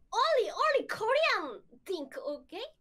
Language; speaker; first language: English; non-native, learner; Korean